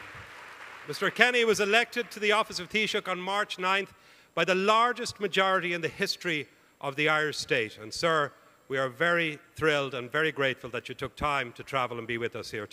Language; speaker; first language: English; native; English